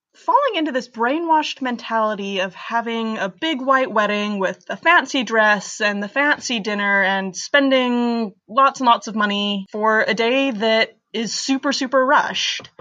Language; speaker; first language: English; native; English